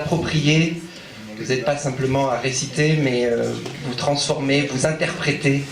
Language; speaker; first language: French; native; French